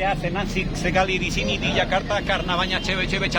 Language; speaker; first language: Indonesian; non-native, fluent; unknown